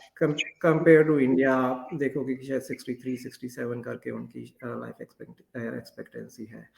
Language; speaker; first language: Hindi; native; Hindi